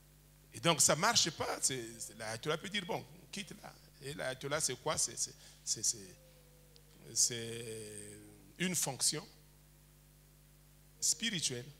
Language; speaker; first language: French; native; French